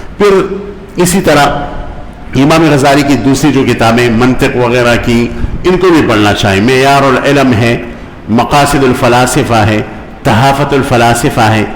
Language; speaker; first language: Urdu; non-native, local second language; Pashto